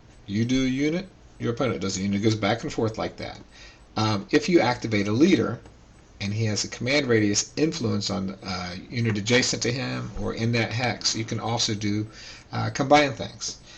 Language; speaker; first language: English; native; English